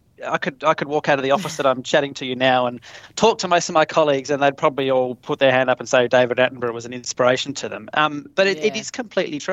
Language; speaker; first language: English; native; English